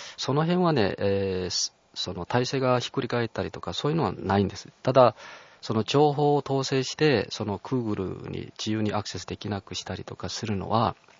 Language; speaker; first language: Japanese; non-native, fluent; Chinese